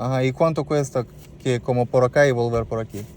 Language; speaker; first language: Spanish; non-native, learner; Russian